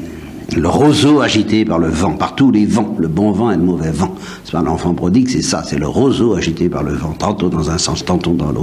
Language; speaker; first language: French; native; French